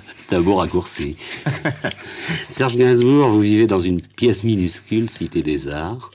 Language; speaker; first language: French; native; French